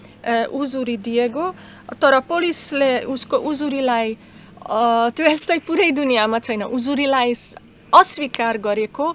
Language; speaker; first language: Nepali; non-native, fluent; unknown